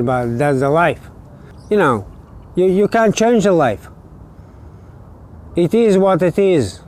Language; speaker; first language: English; non-native, learner; Latvian